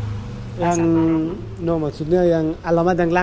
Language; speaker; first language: Indonesian; non-native, learner; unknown